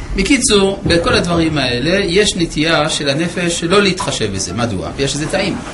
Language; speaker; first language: Hebrew; non-native, fluent; French